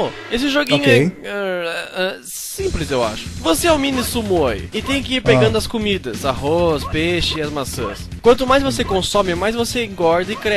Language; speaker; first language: Portuguese; native; Portuguese